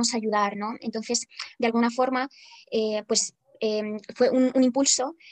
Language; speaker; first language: Spanish; non-native, fluent; Ukrainian